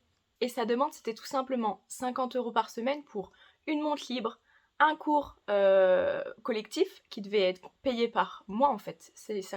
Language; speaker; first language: French; native; French